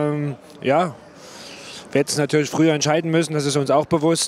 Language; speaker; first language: German; native; German